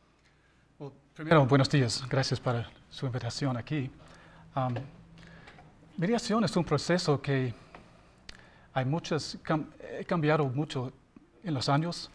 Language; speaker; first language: Spanish; non-native, learner; English